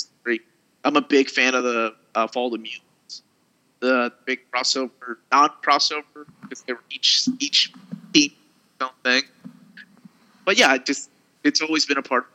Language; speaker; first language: English; early bilingual, other home language; Spanish